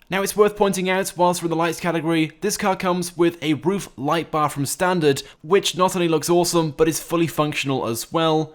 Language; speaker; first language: English; native; English